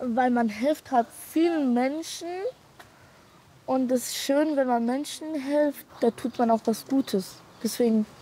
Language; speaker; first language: German; early bilingual, other home language; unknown